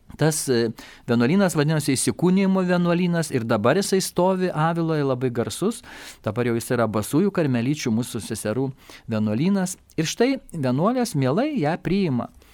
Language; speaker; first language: Lithuanian; native; Lithuanian